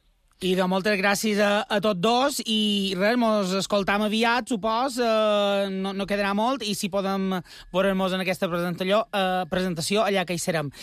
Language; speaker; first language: Catalan; native; Catalan